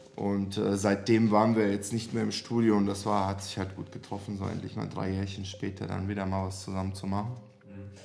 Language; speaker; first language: German; non-native, fluent; Serbian